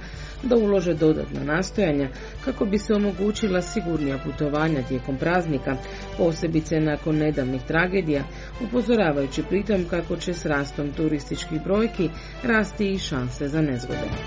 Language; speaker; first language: Croatian; native; Croatian